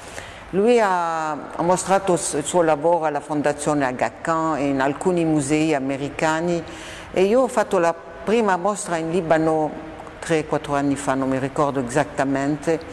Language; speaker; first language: Italian; non-native, fluent; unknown